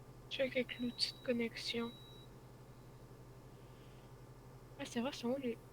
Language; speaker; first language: French; native; French